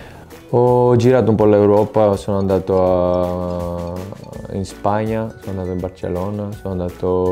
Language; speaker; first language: Italian; non-native, fluent; Greek